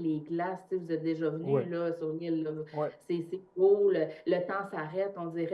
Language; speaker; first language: French; native; French